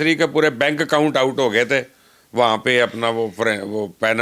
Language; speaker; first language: Urdu; native; Urdu